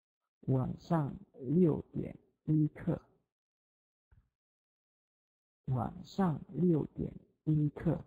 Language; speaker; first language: Chinese; non-native, fluent; Indonesian